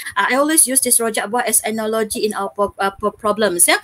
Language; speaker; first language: English; non-native, local second language; Malay